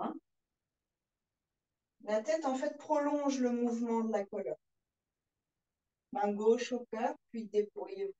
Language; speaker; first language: French; native; French